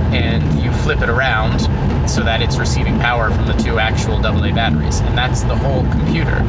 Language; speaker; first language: English; native; English